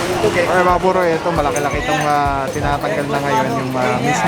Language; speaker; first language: Filipino; native; Filipino